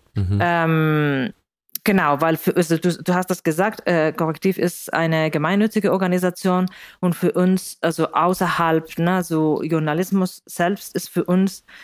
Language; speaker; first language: German; non-native, fluent; Spanish